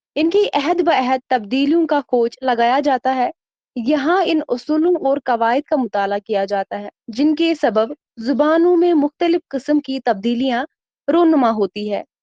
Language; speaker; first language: Urdu; non-native, local second language; Kashmiri